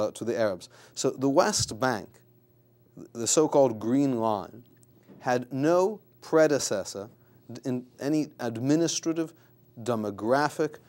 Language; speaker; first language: English; native; English